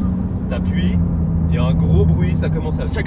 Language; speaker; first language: French; native; French